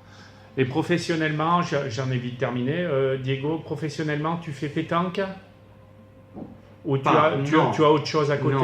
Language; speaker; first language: French; native; French